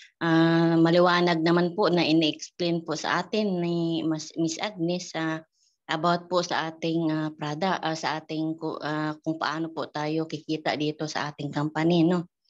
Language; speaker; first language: Filipino; non-native, local second language; Cebuano